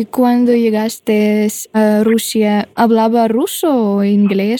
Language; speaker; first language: Spanish; non-native, fluent; Russian